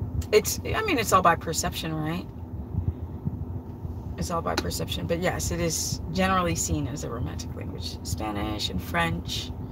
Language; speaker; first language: English; native; English